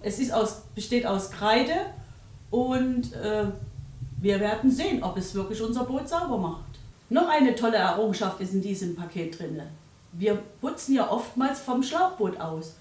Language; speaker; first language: German; native; German